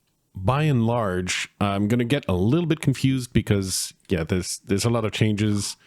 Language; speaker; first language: English; native; English